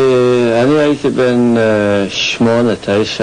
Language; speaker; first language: Hebrew; non-native, fluent; Yiddish